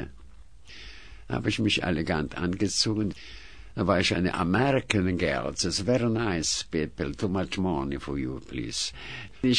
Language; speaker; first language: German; non-native, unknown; Russian